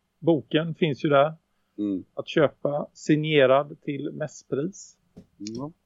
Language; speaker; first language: Swedish; native; Swedish